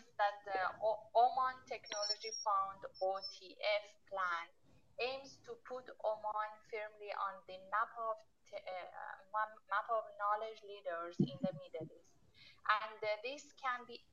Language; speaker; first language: English; non-native, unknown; Persian